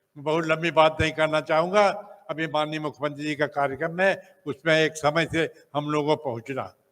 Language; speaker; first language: Hindi; native; Hindi